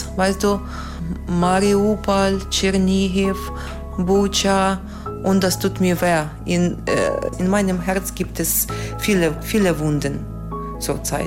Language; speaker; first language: German; non-native, fluent; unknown